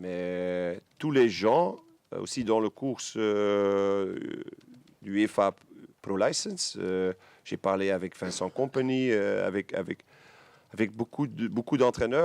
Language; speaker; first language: French; non-native, local second language; Dutch